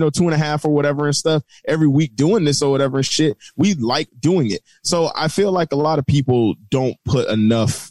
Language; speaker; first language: English; native; English